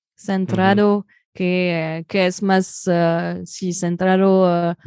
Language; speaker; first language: Spanish; non-native, fluent; French